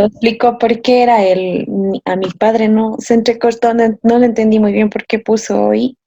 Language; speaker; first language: Spanish; native; Spanish